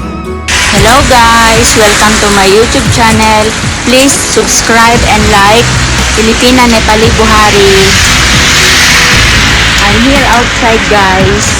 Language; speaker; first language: English; non-native, local second language; Filipino